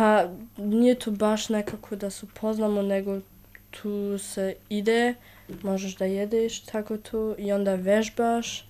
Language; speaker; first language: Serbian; early bilingual, heritage; Serbian